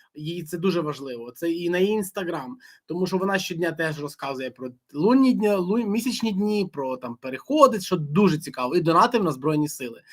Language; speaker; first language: Ukrainian; non-native, local second language; Russian